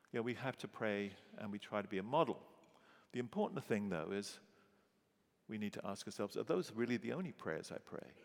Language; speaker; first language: English; native; English